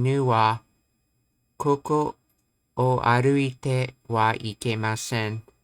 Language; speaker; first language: Japanese; non-native, learner; English